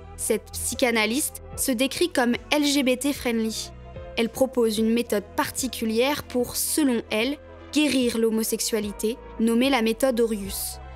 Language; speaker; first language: French; native; French